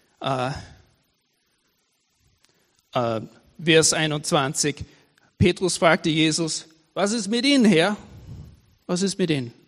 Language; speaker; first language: German; non-native, fluent; English